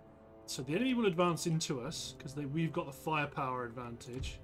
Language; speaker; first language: English; native; English